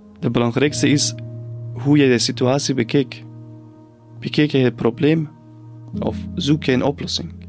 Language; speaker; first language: Dutch; non-native, fluent; Persian